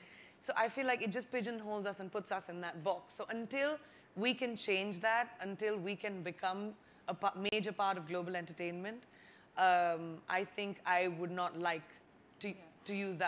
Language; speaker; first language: English; non-native, local second language; Hindi